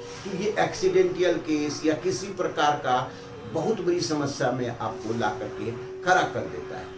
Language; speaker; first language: Hindi; native; Hindi